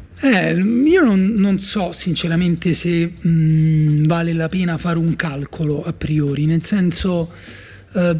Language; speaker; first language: Italian; native; Italian